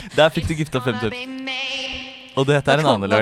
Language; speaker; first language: Norwegian; native; Norwegian